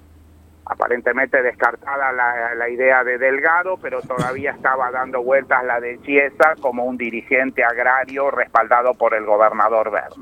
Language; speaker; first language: Spanish; native; Spanish